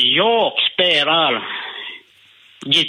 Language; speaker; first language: Swedish; non-native, learner; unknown